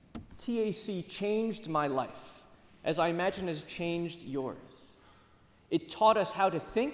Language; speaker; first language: English; native; English